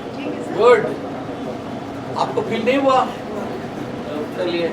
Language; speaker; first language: Hindi; native; Hindi